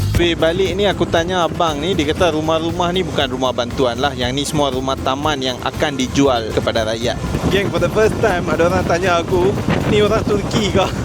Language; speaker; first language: Malay; native; Malay